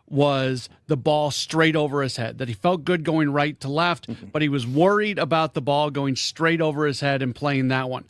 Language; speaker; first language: English; native; English